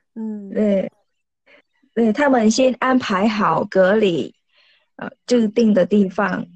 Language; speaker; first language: Chinese; non-native, fluent; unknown